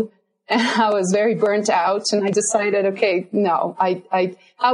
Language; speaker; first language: English; non-native, fluent; Portuguese